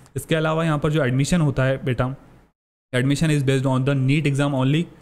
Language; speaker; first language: Hindi; native; Hindi